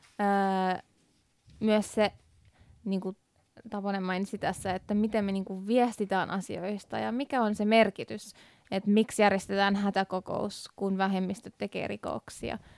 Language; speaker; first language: Finnish; early bilingual, other home language; Persian